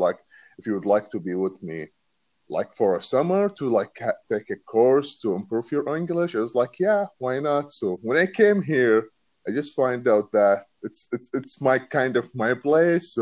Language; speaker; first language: English; non-native, learner; Arabic